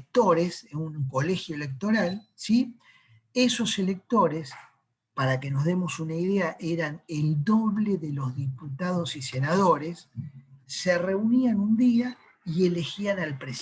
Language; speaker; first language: Spanish; native; Spanish